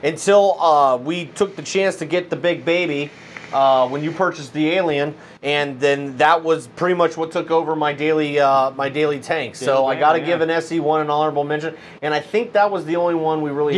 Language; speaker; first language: English; native; English